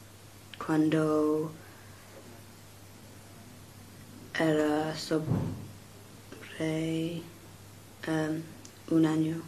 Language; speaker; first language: Spanish; non-native, learner; English